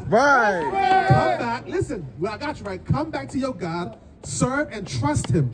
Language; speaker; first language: English; native; English